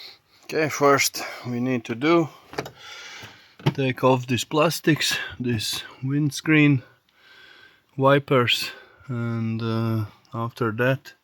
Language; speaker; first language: English; non-native, learner; Latvian